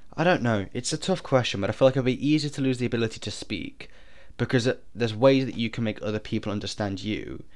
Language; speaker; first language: English; native; English